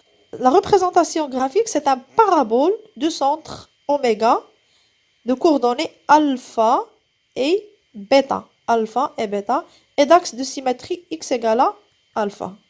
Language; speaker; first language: French; non-native, local second language; Arabic